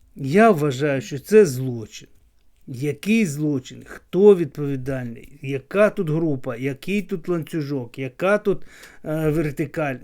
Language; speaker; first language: Ukrainian; non-native, local second language; Russian